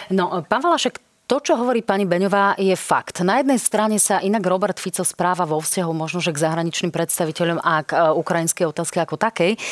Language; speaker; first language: Slovak; native; Slovak